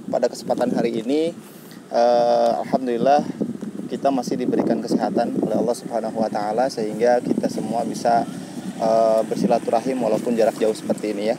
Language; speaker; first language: Indonesian; native; Indonesian